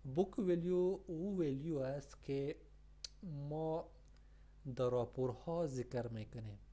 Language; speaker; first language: Persian; non-native, local second language; Pashto